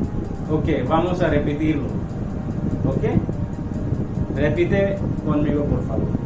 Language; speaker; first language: Spanish; non-native, learner; Hindi